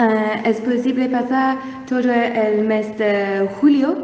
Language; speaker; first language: Spanish; non-native, learner; English